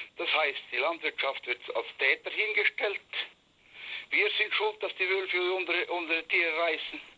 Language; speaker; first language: German; non-native, local second language; Romansh